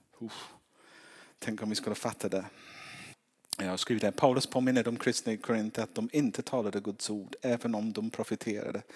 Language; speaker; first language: Swedish; non-native, fluent; English